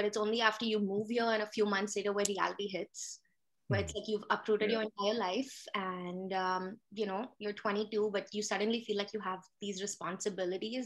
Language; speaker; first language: English; non-native, local second language; Hindi